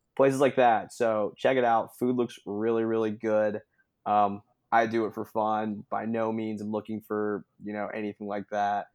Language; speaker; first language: English; native; English